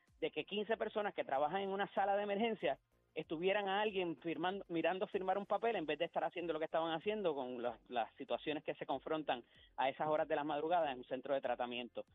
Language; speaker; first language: Spanish; native; Spanish